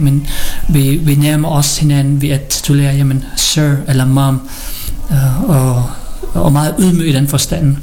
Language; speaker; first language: Danish; non-native, fluent; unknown